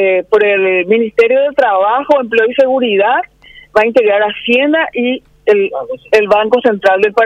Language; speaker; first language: Spanish; native; Spanish